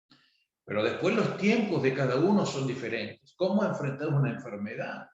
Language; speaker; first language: Spanish; native; Spanish